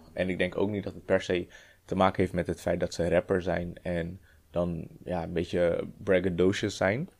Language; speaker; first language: Dutch; native; Dutch